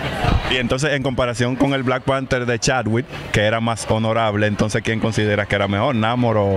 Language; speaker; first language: Spanish; native; Spanish